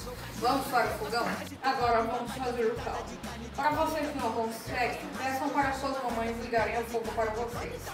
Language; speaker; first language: Portuguese; native; Portuguese